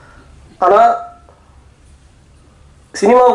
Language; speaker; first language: Tamil; native; Tamil